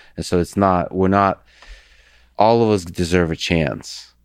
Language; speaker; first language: English; early bilingual, other home language; Russian